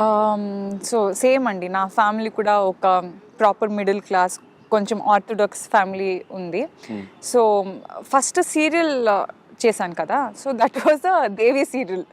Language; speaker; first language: Telugu; non-native, fluent; Kannada